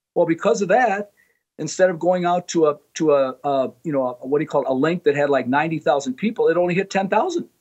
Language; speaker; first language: English; native; English